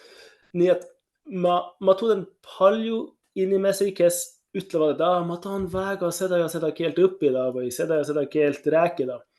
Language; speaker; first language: Estonian; non-native, fluent; Norwegian